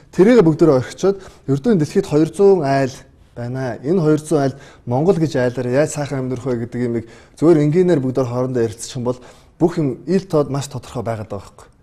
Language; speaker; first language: Mongolian; native; Mongolian